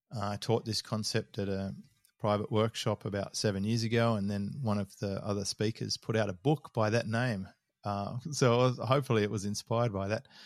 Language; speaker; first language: English; native; English